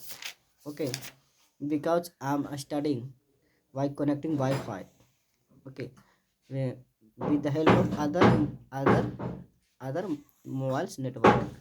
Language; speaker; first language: English; non-native, learner; Hindi